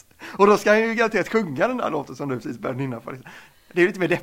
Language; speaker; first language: Swedish; native; Swedish